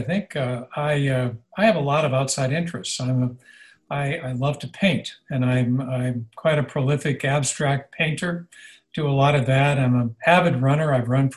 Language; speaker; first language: English; native; English